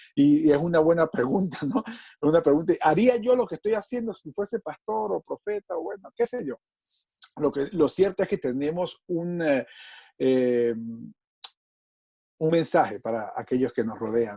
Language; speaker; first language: Spanish; native; Spanish